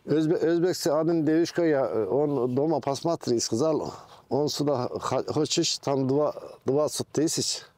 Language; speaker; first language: Russian; non-native, learner; Turkish